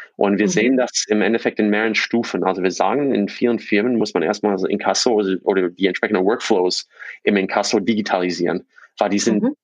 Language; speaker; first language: German; non-native, fluent; English